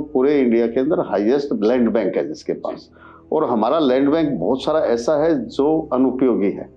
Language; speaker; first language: Hindi; native; Hindi